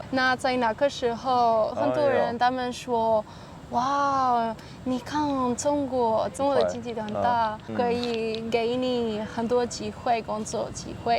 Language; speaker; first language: Chinese; non-native, learner; Spanish